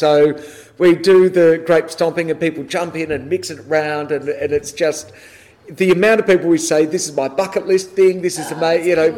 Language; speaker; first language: English; native; English